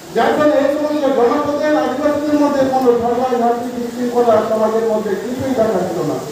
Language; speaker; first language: Bangla; non-native, local second language; Santali